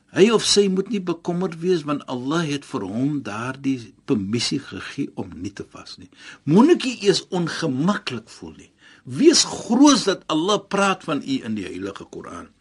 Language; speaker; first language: Afrikaans; non-native, fluent; Arabic